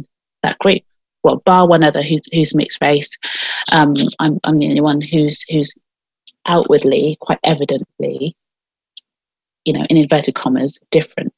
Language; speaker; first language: English; native; English